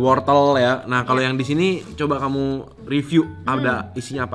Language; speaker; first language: Indonesian; native; Indonesian